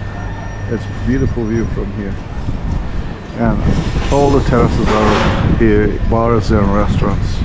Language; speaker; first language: English; non-native, fluent; Turkish